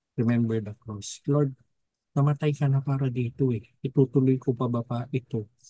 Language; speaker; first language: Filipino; non-native, local second language; Iloko